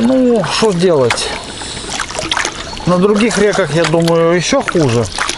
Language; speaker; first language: Russian; native; Russian